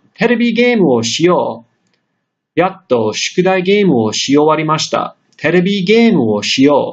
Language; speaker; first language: Japanese; non-native, fluent; English